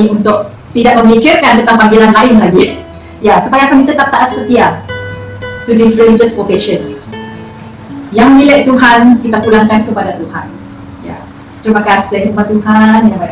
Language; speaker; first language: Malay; non-native, local second language; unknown